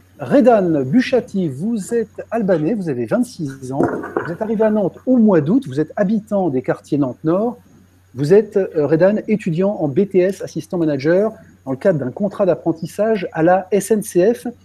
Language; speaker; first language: French; native; French